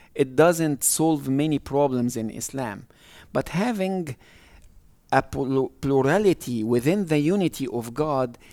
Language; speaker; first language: English; non-native, fluent; Arabic